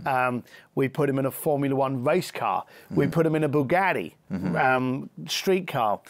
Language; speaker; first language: English; native; English